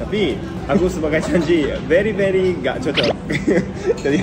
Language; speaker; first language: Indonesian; non-native, fluent; Japanese